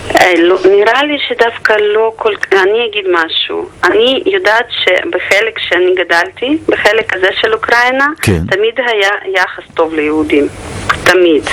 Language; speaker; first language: Hebrew; non-native, fluent; Ukrainian